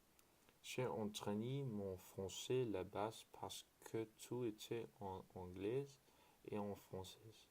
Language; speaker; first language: French; non-native, learner; Danish